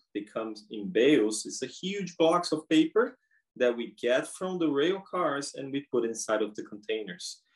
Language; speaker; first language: English; non-native, fluent; Portuguese